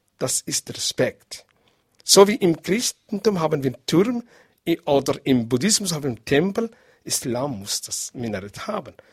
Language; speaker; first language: German; non-native, learner; Arabic